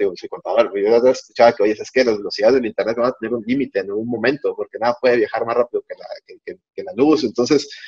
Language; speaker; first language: Spanish; native; Spanish